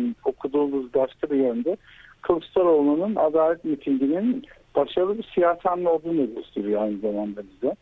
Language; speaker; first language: Turkish; native; Turkish